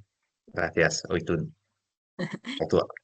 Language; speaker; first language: Spanish; non-native, fluent; French